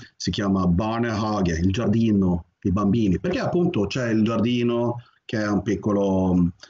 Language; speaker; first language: Italian; non-native, fluent; Norwegian